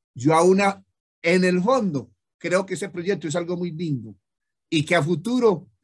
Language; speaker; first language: Spanish; native; Spanish